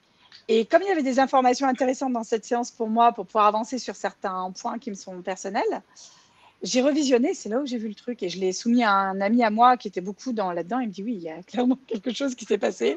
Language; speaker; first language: French; native; French